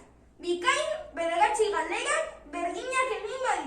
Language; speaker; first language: Basque; non-native, learner; Spanish